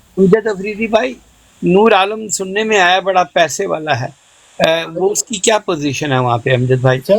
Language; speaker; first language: Urdu; non-native, local second language; Punjabi